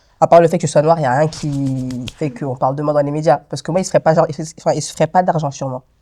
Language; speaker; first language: French; early bilingual, other home language; Lingala